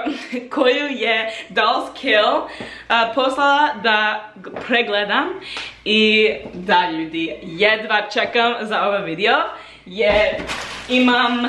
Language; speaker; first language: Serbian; non-native, learner; English